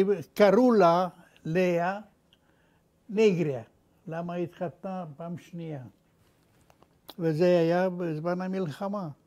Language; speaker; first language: Hebrew; non-native, fluent; Romanian